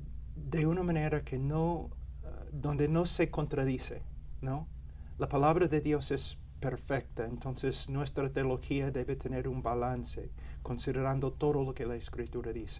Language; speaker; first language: Spanish; non-native, fluent; English